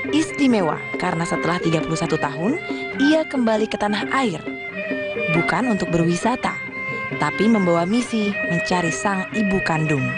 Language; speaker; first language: Indonesian; native; Indonesian